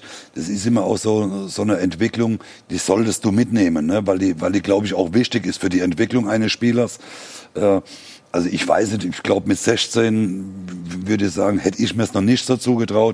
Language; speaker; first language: German; native; German